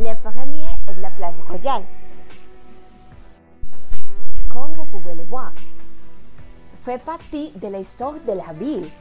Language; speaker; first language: French; non-native, learner; Spanish